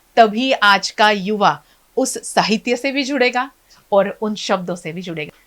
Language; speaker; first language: Hindi; non-native, local second language; Gujarati